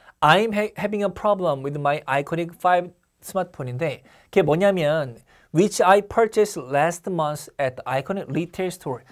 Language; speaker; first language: English; non-native, fluent; Korean